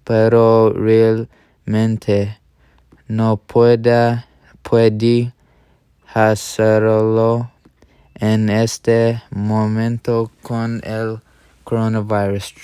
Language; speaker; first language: Spanish; non-native, learner; English